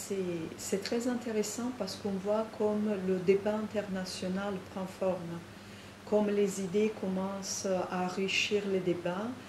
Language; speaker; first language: French; non-native, fluent; Italian